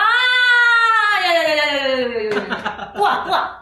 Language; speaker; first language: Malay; non-native, learner; Korean